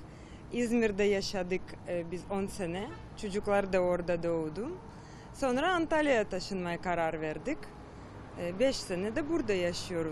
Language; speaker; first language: Turkish; non-native, learner; Russian